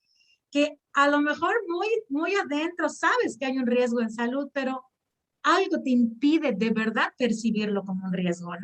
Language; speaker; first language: Spanish; native; Spanish